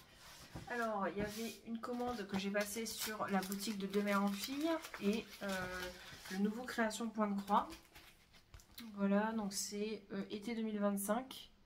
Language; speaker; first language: French; native; French